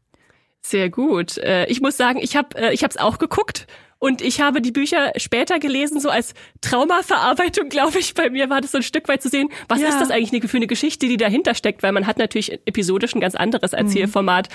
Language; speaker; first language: German; native; German